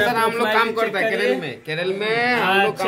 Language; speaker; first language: Hindi; non-native, local second language; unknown